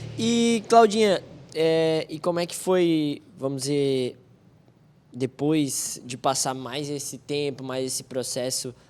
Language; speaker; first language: Portuguese; native; Portuguese